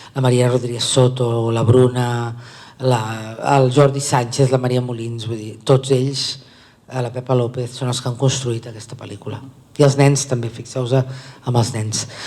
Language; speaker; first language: Catalan; native; Catalan